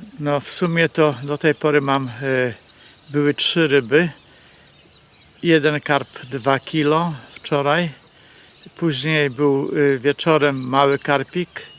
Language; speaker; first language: Polish; native; Polish